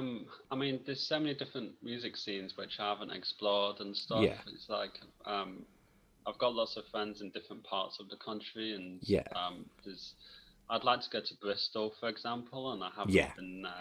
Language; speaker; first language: English; native; English